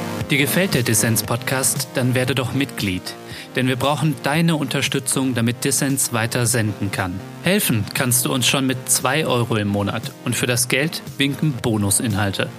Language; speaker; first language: German; native; German